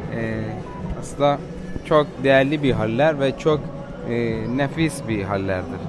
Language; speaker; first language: Turkish; non-native, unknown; Persian